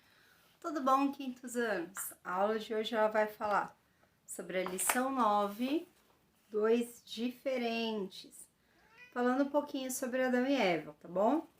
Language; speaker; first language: Portuguese; native; Portuguese